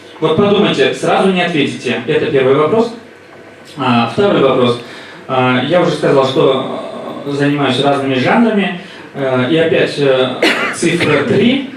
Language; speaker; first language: Russian; non-native, local second language; Chuvash